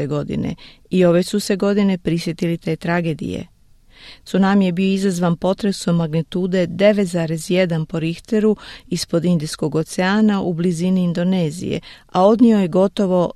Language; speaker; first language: Croatian; native; Croatian